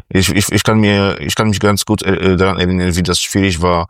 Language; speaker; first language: German; non-native, fluent; Polish